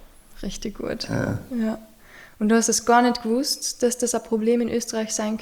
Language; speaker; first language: German; native; German